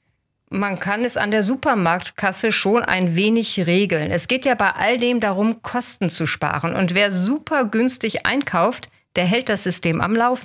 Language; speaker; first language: German; native; German